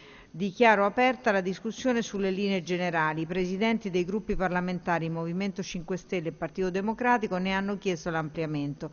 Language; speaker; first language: Italian; native; Italian